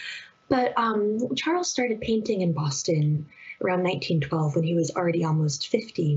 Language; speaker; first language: English; native; English